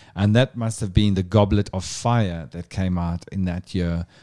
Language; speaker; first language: English; native; English